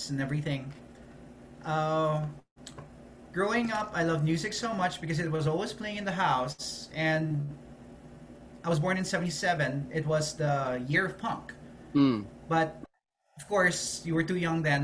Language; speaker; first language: English; non-native, local second language; Filipino